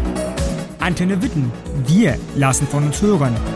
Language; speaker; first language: German; native; German